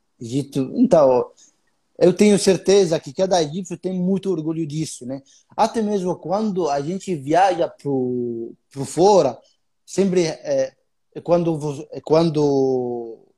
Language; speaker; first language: Portuguese; non-native, fluent; Arabic